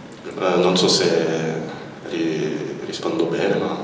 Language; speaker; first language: Italian; non-native, fluent; French